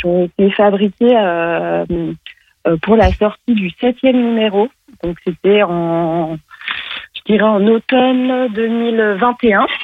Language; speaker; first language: French; native; French